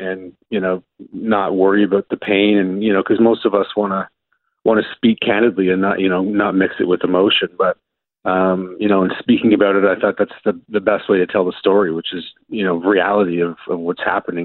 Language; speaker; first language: English; native; English